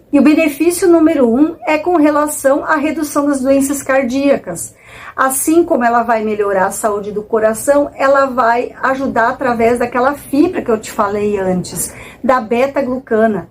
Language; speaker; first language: Portuguese; native; Portuguese